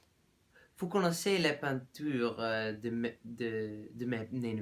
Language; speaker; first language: French; non-native, learner; Dutch